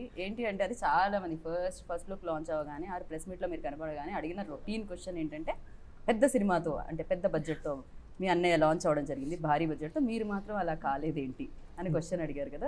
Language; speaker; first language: Telugu; native; Telugu